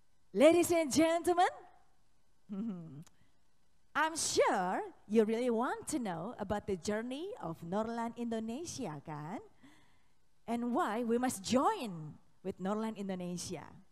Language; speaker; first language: English; non-native, fluent; Indonesian